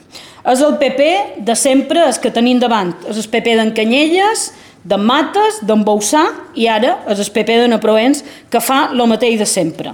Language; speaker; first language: Catalan; native; Catalan